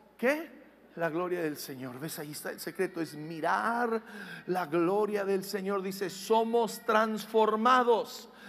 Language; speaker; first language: Spanish; non-native, fluent; English